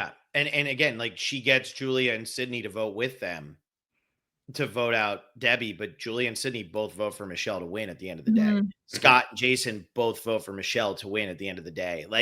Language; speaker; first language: English; native; English